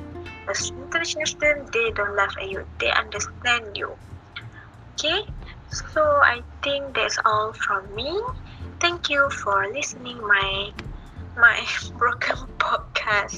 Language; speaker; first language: English; non-native, learner; Malay